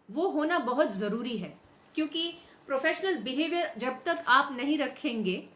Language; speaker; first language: Hindi; non-native, local second language; Gujarati